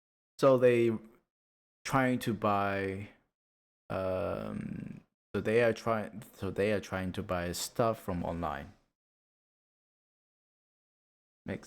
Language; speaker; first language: English; non-native, learner; Japanese